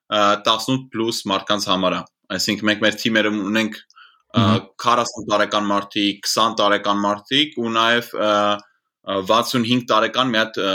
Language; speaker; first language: Armenian; early bilingual, heritage; Armenian